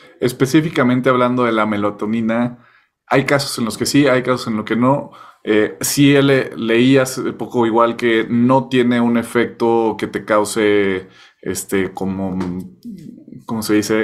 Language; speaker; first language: Spanish; native; Spanish